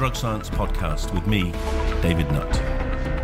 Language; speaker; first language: English; native; English